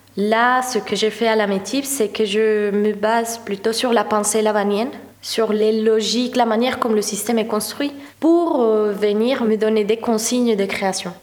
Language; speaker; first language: French; non-native, fluent; Spanish